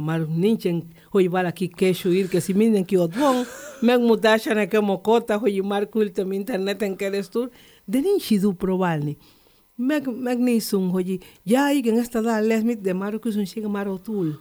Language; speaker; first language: Hungarian; non-native, learner; Spanish